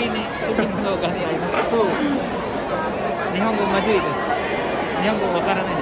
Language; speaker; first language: Japanese; non-native, learner; Indonesian